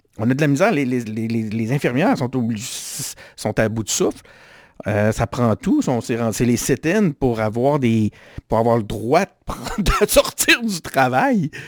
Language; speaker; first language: French; native; French